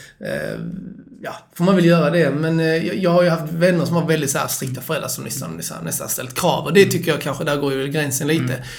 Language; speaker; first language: Swedish; native; Swedish